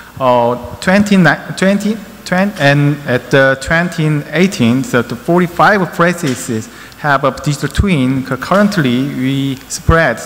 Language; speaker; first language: English; non-native, learner; Korean